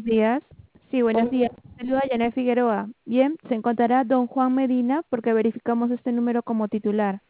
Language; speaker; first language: Spanish; native; Spanish